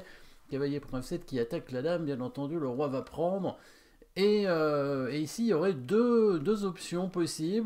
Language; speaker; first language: French; native; French